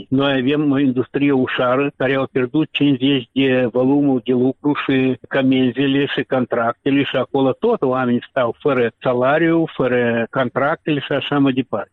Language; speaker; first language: Romanian; non-native, local second language; Russian